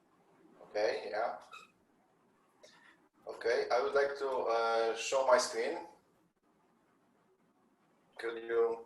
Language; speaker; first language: English; non-native, learner; Polish